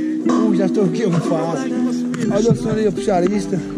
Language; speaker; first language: Portuguese; native; Portuguese